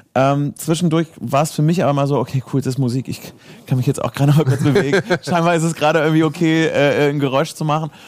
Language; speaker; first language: German; early bilingual, heritage; Croatian